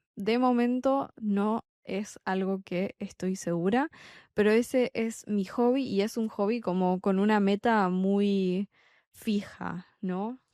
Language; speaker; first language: Spanish; native; Spanish